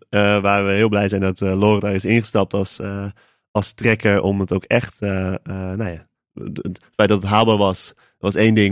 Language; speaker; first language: Dutch; native; Dutch